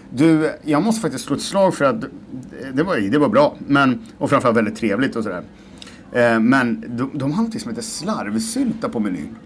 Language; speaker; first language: Swedish; native; Swedish